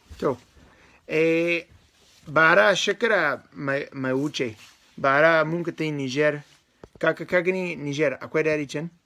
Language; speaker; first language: Hausa; non-native, learner; English